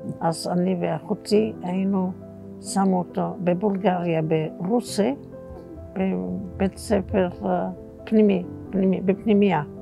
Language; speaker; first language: Hebrew; non-native, fluent; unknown